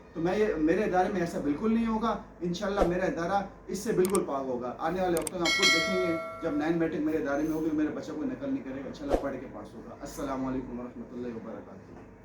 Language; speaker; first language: Urdu; native; Urdu